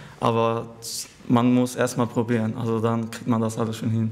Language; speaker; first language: German; non-native, learner; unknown